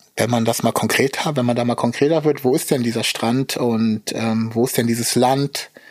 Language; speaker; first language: German; early bilingual, other home language; Russian